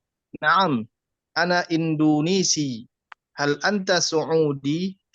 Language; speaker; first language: Arabic; non-native, learner; Indonesian